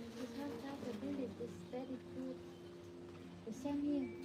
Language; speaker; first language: English; non-native, learner; Vietnamese